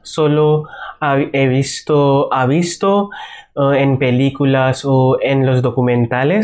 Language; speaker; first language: Spanish; non-native, learner; Bangla